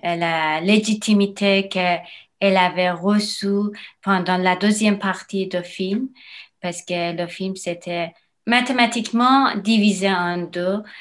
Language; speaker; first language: French; non-native, learner; Persian